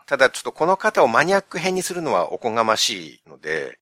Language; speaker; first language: Japanese; native; Japanese